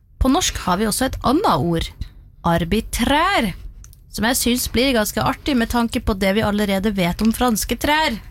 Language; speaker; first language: Norwegian; native; Norwegian